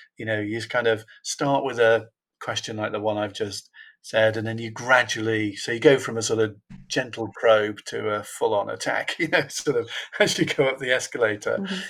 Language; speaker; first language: English; native; English